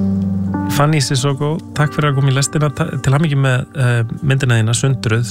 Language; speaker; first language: Icelandic; native; Icelandic